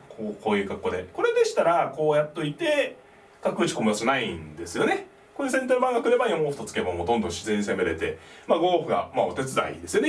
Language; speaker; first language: Japanese; native; Japanese